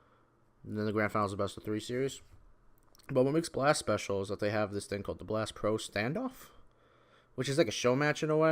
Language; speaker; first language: English; native; English